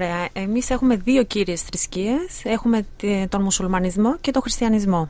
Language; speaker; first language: Greek; non-native, fluent; Albanian